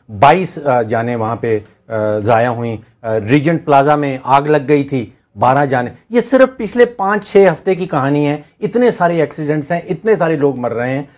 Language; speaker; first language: Urdu; native; Urdu